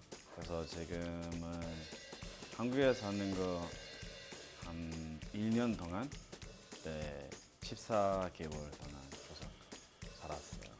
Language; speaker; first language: Korean; non-native, learner; English